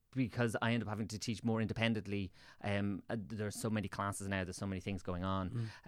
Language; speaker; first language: English; native; English